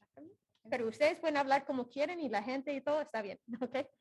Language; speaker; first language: Spanish; non-native, fluent; English